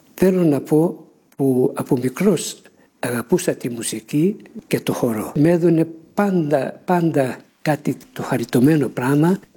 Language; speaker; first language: Greek; early bilingual, heritage; Greek